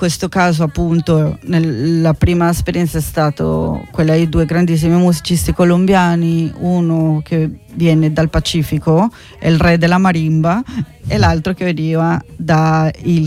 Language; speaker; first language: Italian; non-native, fluent; Spanish